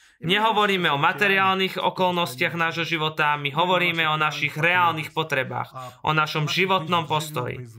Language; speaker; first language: Slovak; non-native, fluent; Russian